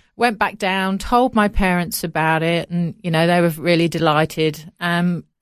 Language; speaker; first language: English; native; English